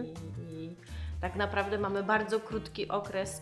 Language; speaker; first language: Polish; native; Polish